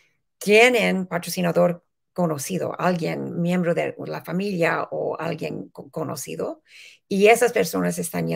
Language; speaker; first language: Spanish; early bilingual, heritage; Spanish